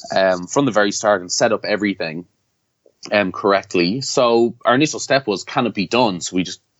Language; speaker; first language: English; native; English